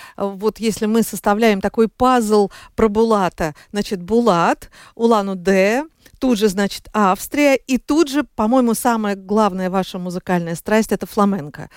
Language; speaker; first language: Russian; native; Russian